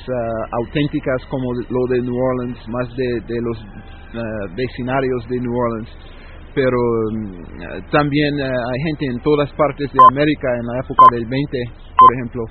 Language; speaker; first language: Spanish; non-native, fluent; English